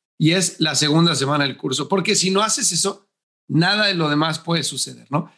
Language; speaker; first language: Spanish; native; Spanish